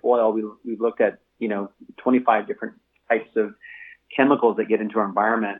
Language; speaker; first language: English; native; English